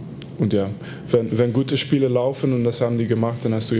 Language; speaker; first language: German; non-native, fluent; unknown